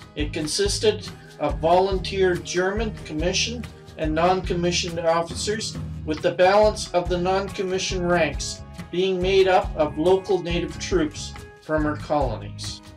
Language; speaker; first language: English; native; English